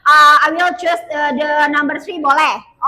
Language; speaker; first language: English; non-native, fluent; Indonesian